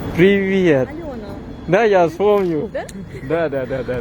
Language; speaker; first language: Russian; non-native, fluent; Thai